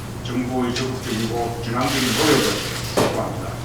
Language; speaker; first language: Korean; native; Korean